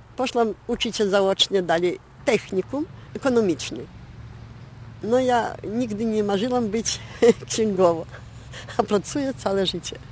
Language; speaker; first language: Polish; early bilingual, heritage; Polish